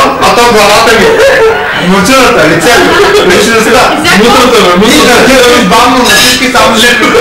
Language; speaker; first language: Bulgarian; native; Bulgarian